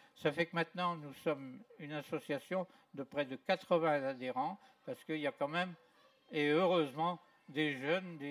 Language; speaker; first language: French; native; French